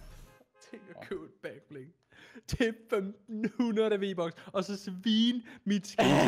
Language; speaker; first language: Danish; native; Danish